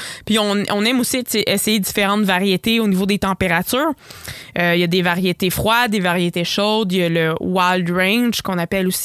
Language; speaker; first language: French; native; French